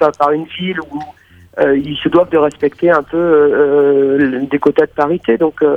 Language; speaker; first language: French; native; French